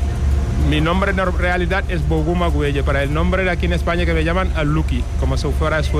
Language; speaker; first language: Spanish; non-native, fluent; Wolof